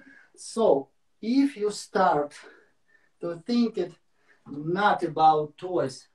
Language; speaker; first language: English; non-native, learner; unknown